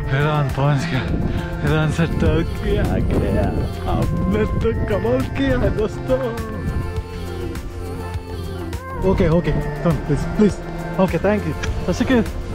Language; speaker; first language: Hindi; non-native, local second language; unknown